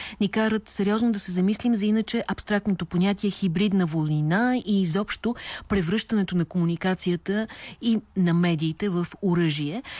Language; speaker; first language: Bulgarian; native; Bulgarian